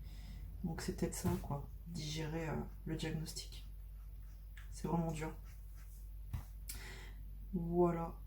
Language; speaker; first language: French; native; French